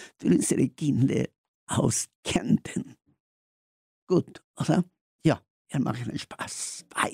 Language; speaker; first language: German; non-native, fluent; Spanish